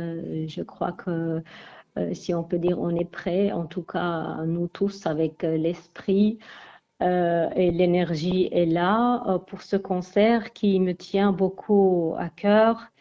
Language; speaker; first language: French; non-native, fluent; Armenian